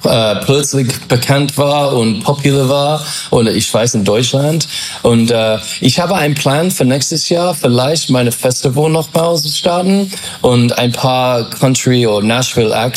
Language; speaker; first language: German; non-native, fluent; English